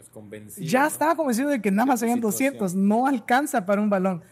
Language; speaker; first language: Spanish; native; Spanish